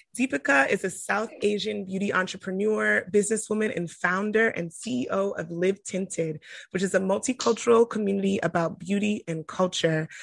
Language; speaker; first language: English; native; English